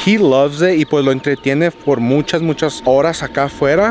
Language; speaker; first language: Spanish; early bilingual, heritage; Spanish